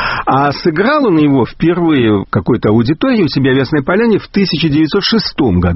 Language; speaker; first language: Russian; native; Russian